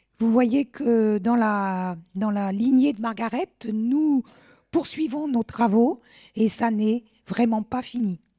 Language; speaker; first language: French; native; French